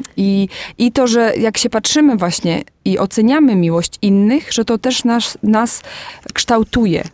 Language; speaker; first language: Polish; early bilingual, heritage; Polish